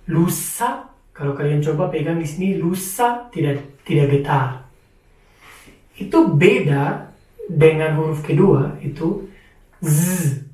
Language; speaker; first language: Indonesian; non-native, fluent; German